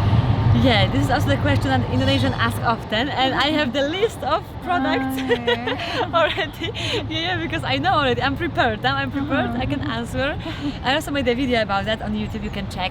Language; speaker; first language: English; non-native, fluent; Polish